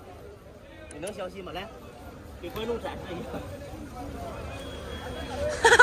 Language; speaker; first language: Chinese; native; Chinese